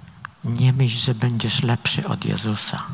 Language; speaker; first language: Polish; native; Polish